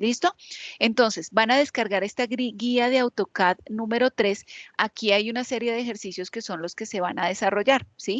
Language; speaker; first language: Spanish; native; Spanish